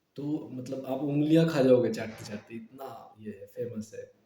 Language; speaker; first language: Hindi; non-native, local second language; Bangla